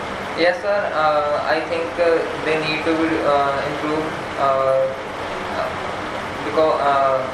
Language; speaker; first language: English; non-native, learner; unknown